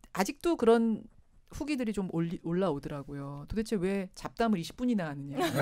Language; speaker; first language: Korean; native; Korean